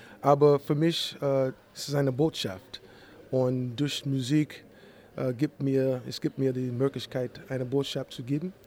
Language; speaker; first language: German; non-native, learner; English